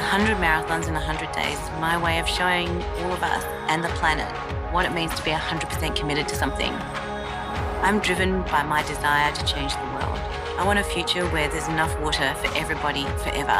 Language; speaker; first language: English; native; English